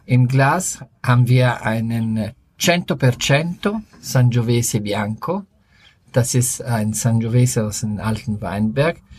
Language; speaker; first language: German; early bilingual, heritage; German